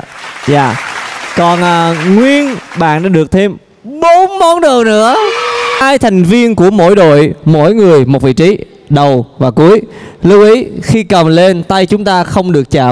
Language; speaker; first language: Vietnamese; native; Vietnamese